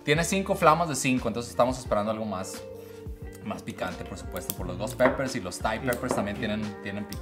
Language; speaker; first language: Spanish; native; Spanish